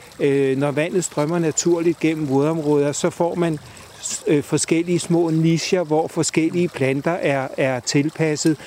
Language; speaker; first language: Danish; native; Danish